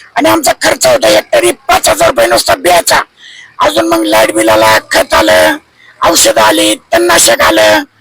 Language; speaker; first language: Marathi; native; Marathi